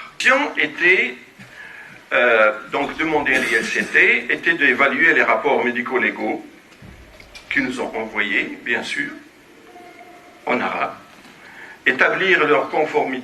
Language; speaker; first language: French; non-native, local second language; Arabic